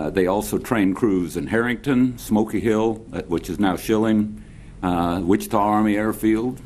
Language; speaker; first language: English; native; English